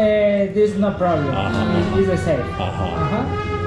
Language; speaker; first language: English; non-native, learner; Spanish